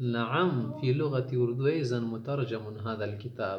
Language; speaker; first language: Arabic; non-native, fluent; Urdu